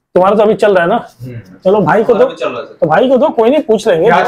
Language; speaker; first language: Hindi; native; Hindi